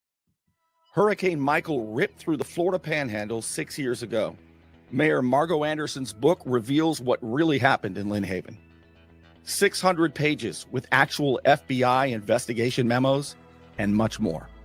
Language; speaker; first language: English; native; English